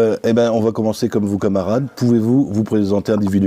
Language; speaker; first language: French; native; French